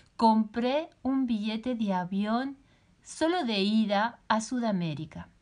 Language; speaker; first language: Spanish; native; Spanish